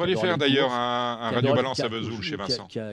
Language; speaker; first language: French; native; French